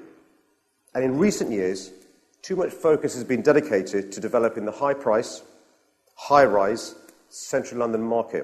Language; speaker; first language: English; native; English